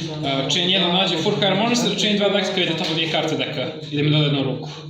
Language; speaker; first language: Bosnian; native; Bosnian